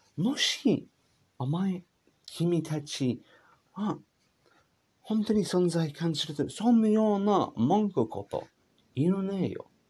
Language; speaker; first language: Japanese; non-native, learner; English